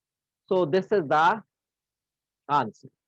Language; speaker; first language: English; non-native, local second language; Hindi